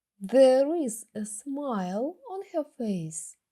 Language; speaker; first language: English; non-native, fluent; Ukrainian